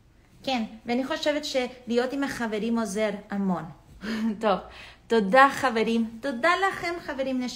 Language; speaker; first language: Hebrew; non-native, fluent; English